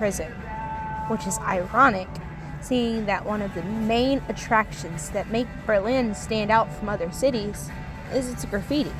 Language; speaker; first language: English; native; English